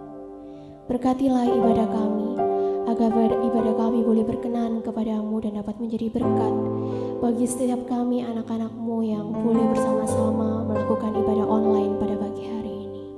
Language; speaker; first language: Indonesian; native; Indonesian